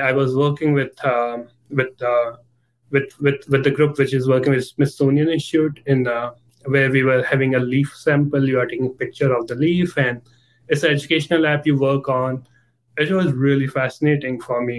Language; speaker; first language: English; non-native, local second language; Hindi